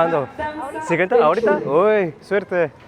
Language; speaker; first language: Spanish; non-native, fluent; Korean